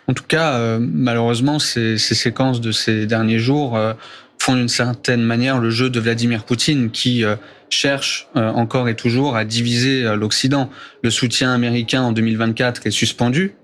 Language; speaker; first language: French; native; French